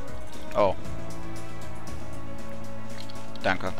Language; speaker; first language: German; native; German